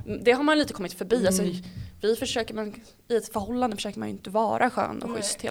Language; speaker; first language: Swedish; native; Swedish